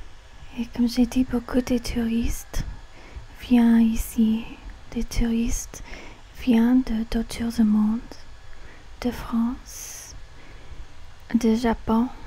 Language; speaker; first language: French; non-native, learner; English